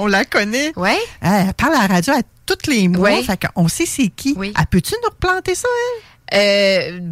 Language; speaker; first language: French; native; French